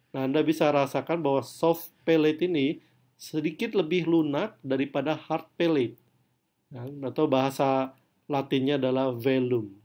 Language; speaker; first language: Indonesian; native; Indonesian